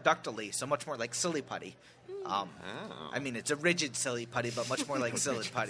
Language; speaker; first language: English; native; English